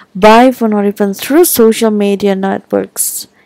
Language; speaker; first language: English; non-native, fluent; Indonesian